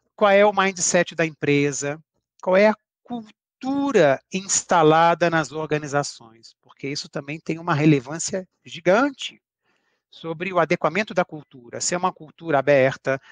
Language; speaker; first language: Portuguese; native; Portuguese